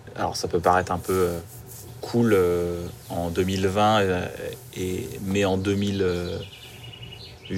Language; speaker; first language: French; native; French